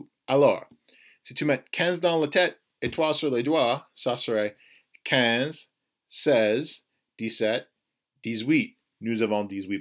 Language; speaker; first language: French; non-native, fluent; English